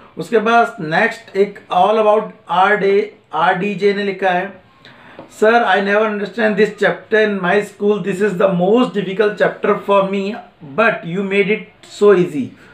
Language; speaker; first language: Hindi; native; Hindi